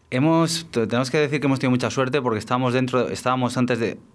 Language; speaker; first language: Spanish; native; Spanish